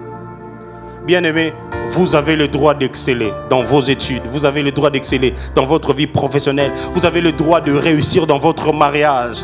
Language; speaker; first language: French; non-native, local second language; Lingala